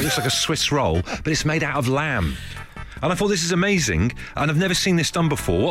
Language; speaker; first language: English; native; English